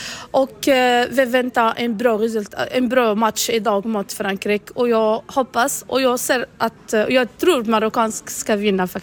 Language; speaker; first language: Swedish; non-native, learner; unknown